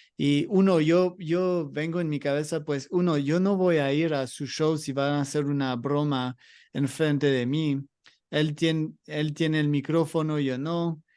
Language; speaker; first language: Spanish; non-native, learner; English